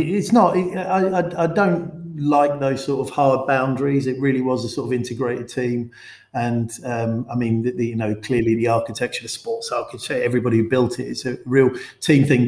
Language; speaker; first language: English; native; English